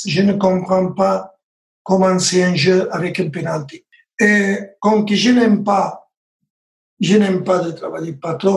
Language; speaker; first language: French; non-native, learner; Spanish